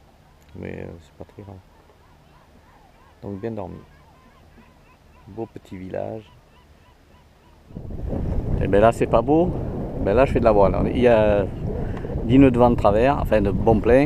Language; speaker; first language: French; native; French